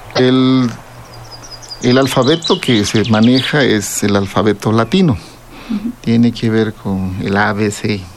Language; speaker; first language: Spanish; non-native, local second language; Zapotec